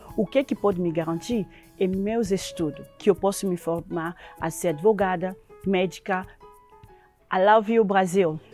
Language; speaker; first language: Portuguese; non-native, fluent; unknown